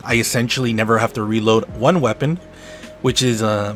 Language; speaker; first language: English; native; English